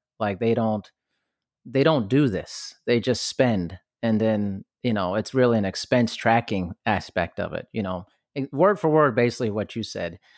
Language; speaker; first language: English; native; English